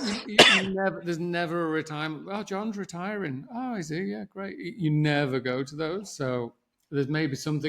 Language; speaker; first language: English; native; English